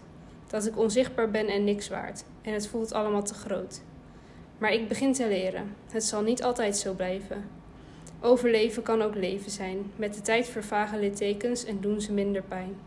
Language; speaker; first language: Dutch; native; Dutch